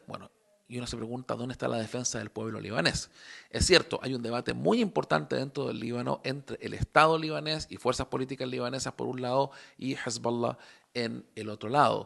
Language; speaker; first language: Spanish; native; Spanish